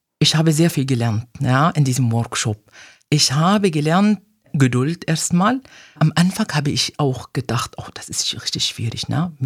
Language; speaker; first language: German; non-native, fluent; Arabic